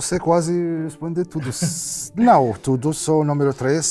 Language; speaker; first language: Portuguese; non-native, learner; Arabic